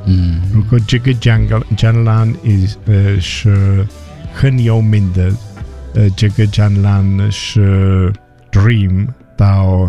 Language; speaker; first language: Chinese; non-native, learner; English